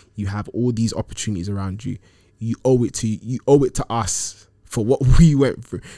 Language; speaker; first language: English; early bilingual, other home language; Akan